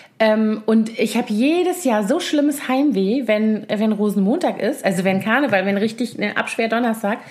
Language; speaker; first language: German; native; German